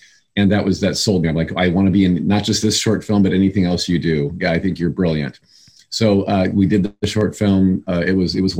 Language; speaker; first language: English; native; English